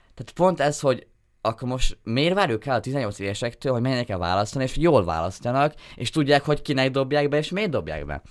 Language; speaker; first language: Hungarian; native; Hungarian